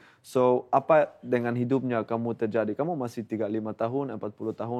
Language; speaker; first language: Indonesian; non-native, fluent; Dutch